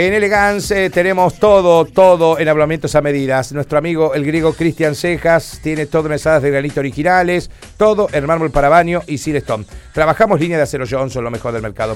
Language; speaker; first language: Spanish; native; Spanish